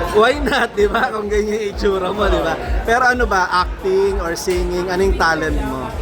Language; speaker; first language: Filipino; native; Filipino